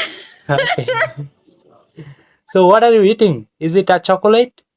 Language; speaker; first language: English; non-native, fluent; Bangla